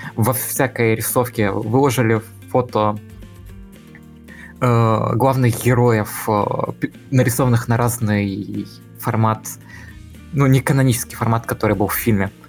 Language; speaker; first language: Russian; native; Russian